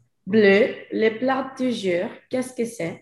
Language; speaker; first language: French; non-native, learner; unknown